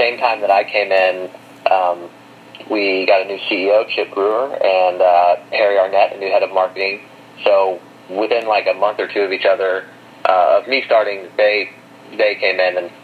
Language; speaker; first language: English; native; English